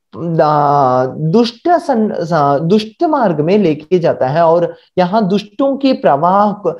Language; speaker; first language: Hindi; non-native, local second language; Marathi